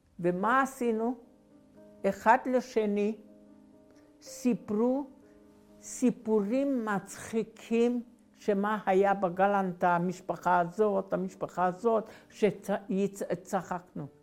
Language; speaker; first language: Hebrew; non-native, fluent; Hungarian